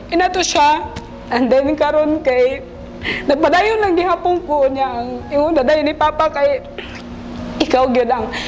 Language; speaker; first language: Cebuano; native; Cebuano